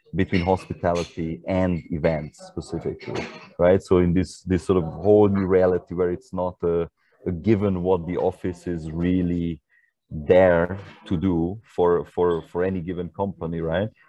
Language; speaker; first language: English; non-native, fluent; Hungarian